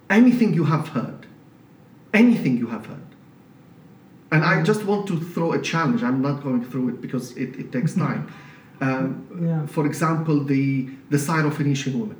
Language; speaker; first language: English; non-native, fluent; Arabic